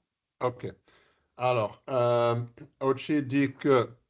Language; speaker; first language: French; early bilingual, heritage; English